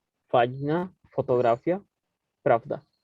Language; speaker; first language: Polish; non-native, learner; Spanish